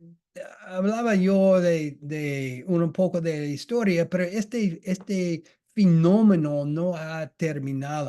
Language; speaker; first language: Spanish; non-native, fluent; English